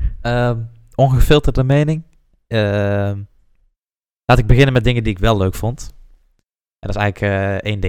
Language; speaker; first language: Dutch; native; Dutch